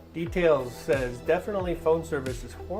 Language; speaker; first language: English; native; English